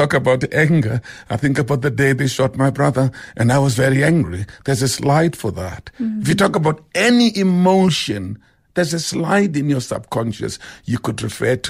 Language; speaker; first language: English; non-native, local second language; Xhosa